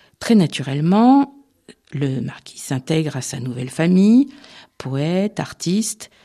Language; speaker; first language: French; native; French